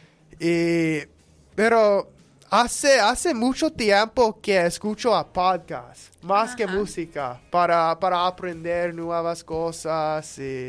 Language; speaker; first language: Spanish; non-native, learner; English